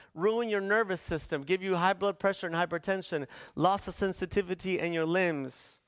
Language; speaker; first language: English; early bilingual, other home language; Spanish